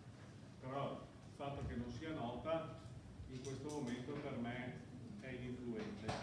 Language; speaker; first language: Italian; native; Italian